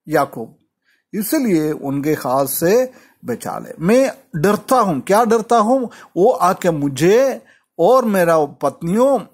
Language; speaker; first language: Hindi; non-native, local second language; Malayalam